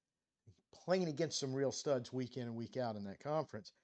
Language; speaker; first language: English; native; English